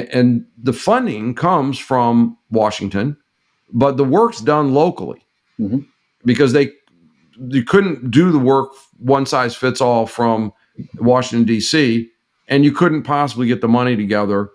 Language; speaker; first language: English; native; English